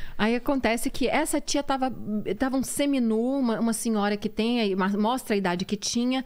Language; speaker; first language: Portuguese; native; Portuguese